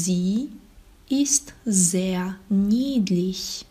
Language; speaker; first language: German; non-native, fluent; Bulgarian